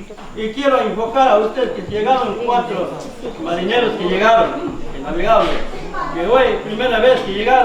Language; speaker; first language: Spanish; non-native, local second language; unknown